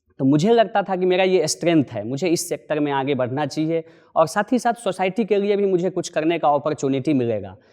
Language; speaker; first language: Hindi; non-native, local second language; Maithili